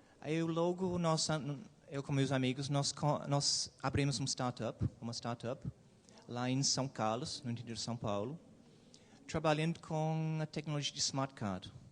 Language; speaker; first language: Portuguese; non-native, fluent; English